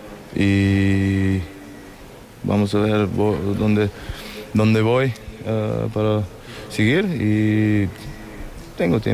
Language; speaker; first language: Spanish; non-native, fluent; German